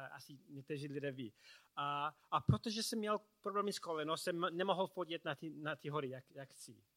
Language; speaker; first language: Czech; non-native, fluent; English